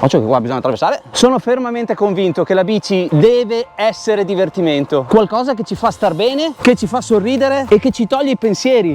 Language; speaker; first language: Italian; native; Italian